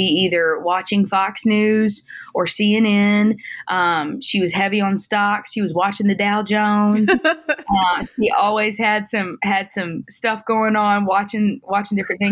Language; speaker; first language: English; native; English